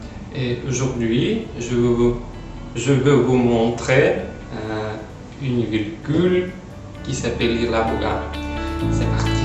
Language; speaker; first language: French; non-native, fluent; Russian